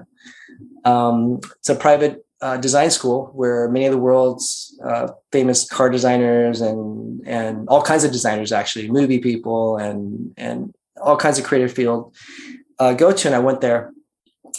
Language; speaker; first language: English; native; English